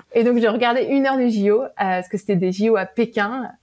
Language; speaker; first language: French; native; French